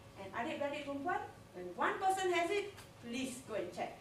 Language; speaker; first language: English; non-native, local second language; Chinese